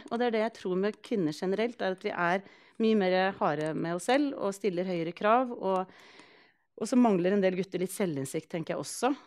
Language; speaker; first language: Norwegian; early bilingual, other home language; Icelandic